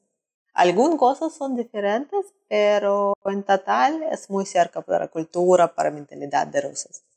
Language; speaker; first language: Spanish; non-native, learner; Russian